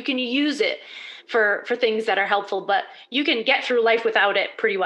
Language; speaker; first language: English; native; English